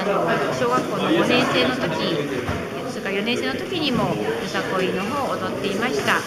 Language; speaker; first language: Japanese; native; Japanese